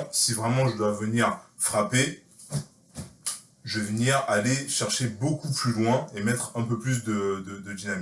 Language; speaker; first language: French; native; French